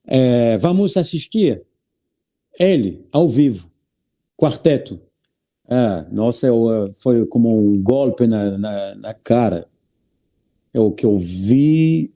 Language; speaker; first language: Portuguese; non-native, learner; French